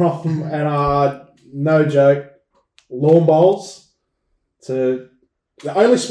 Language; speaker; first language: English; native; English